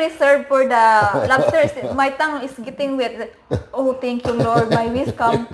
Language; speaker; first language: English; non-native, learner; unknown